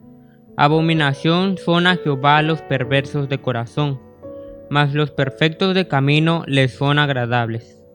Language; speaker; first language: Spanish; native; Spanish